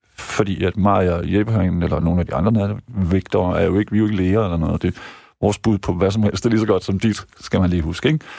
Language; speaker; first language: Danish; native; Danish